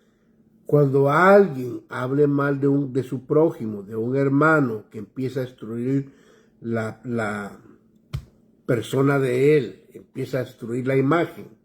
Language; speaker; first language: Spanish; native; Spanish